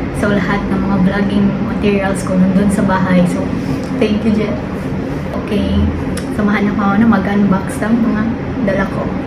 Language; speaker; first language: Filipino; non-native, local second language; Hiligaynon